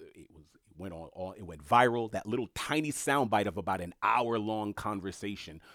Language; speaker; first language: English; native; English